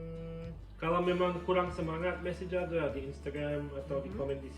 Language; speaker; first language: Indonesian; non-native, fluent; English